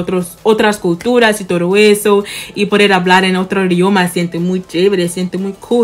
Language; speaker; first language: Spanish; non-native, fluent; English